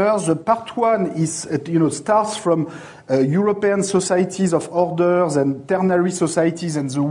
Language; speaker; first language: English; non-native, fluent; French